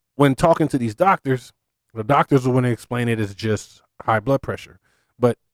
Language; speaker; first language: English; native; English